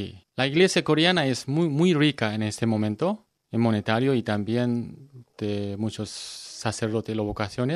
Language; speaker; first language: Spanish; non-native, learner; Korean